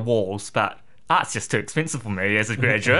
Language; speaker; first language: English; native; English